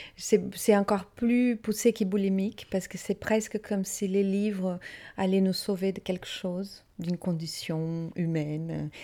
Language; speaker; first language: French; non-native, fluent; Portuguese